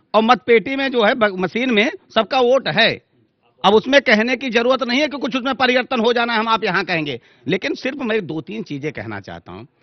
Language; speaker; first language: Hindi; native; Hindi